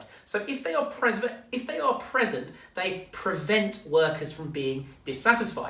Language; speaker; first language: English; native; English